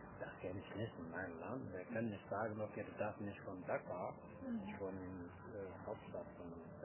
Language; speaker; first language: German; non-native, learner; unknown